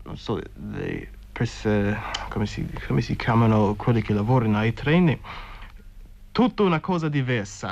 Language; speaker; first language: Italian; non-native, fluent; English